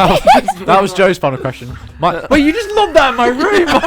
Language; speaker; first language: English; native; English